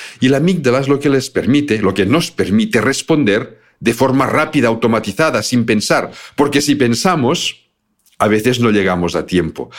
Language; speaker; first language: Spanish; native; Spanish